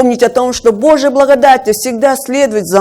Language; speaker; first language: Russian; native; Russian